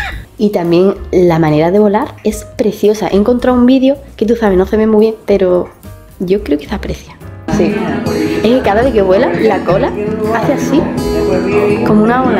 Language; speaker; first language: Spanish; native; Spanish